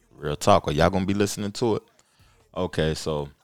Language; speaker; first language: English; native; English